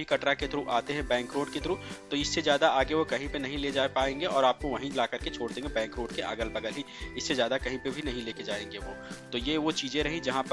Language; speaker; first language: Hindi; native; Hindi